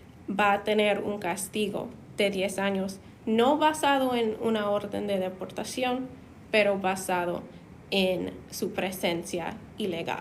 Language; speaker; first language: Spanish; non-native, fluent; English